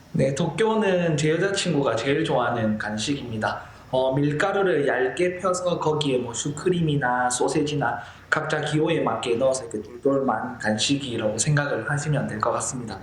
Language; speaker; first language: Korean; native; Korean